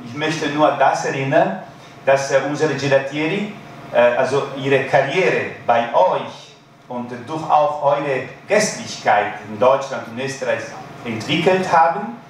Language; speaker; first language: German; non-native, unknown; Italian